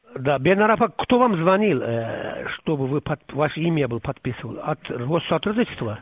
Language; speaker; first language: Russian; non-native, local second language; Uzbek